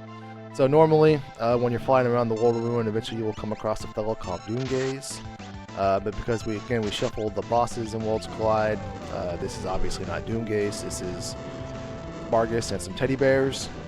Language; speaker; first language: English; native; English